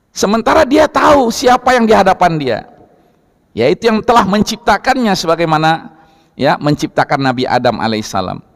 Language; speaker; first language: Indonesian; non-native, local second language; Minangkabau